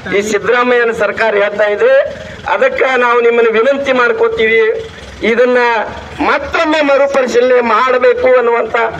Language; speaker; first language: Kannada; native; Kannada